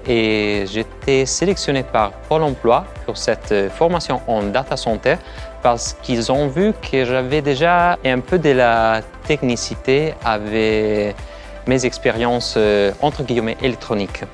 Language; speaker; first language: French; non-native, fluent; Italian